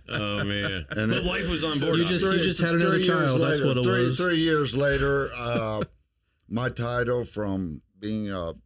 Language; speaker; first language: English; native; English